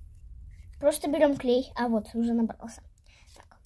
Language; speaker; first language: Russian; native; Russian